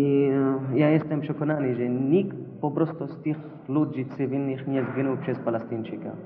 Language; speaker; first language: Polish; non-native, local second language; Arabic